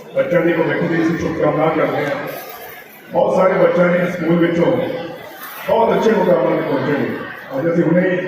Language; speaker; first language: Hindi; non-native, local second language; Punjabi